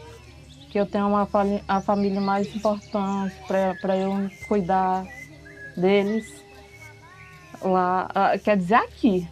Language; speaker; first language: Portuguese; non-native, local second language; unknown